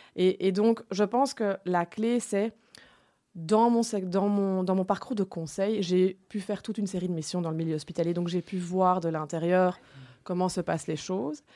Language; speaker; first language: French; native; French